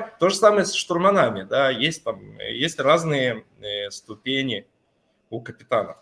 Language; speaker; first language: Russian; native; Russian